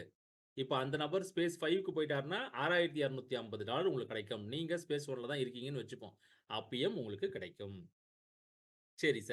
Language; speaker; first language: Tamil; native; Tamil